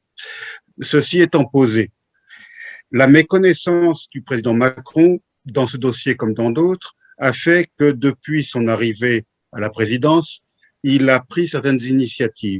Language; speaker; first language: French; native; French